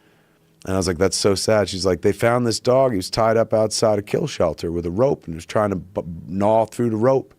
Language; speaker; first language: English; native; English